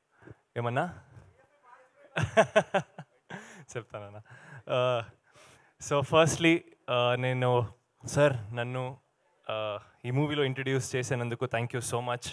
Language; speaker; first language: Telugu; non-native, learner; Kannada